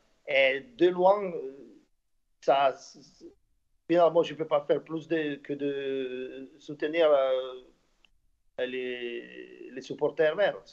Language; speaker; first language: French; non-native, fluent; Slovak